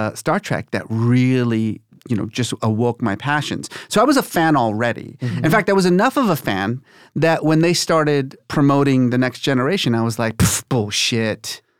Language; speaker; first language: English; early bilingual, other home language; Persian